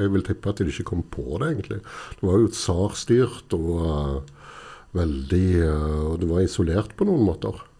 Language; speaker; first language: Norwegian; native; Norwegian